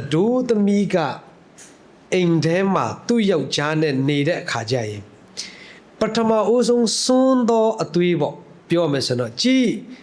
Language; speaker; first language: Burmese; non-native, local second language; Hakha Chin